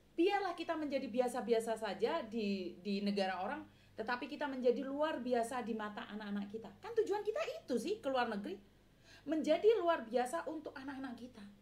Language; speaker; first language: Indonesian; non-native, local second language; Javanese